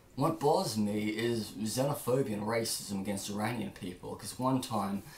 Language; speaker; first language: English; native; English